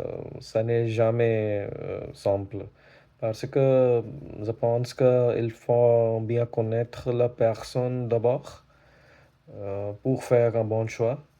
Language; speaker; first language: French; non-native, learner; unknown